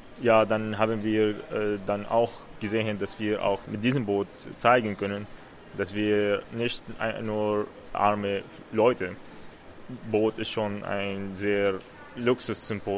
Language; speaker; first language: German; non-native, learner; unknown